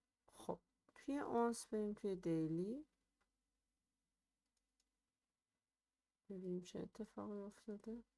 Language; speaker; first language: Persian; native; Persian